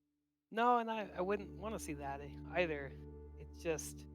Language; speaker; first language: English; native; English